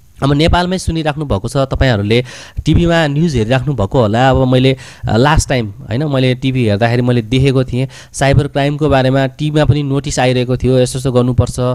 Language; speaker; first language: Nepali; native; Nepali